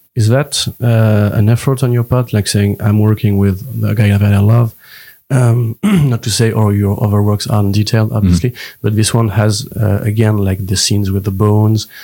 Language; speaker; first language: English; non-native, fluent; French